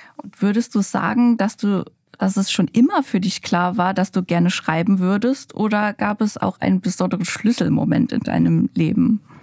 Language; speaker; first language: German; native; German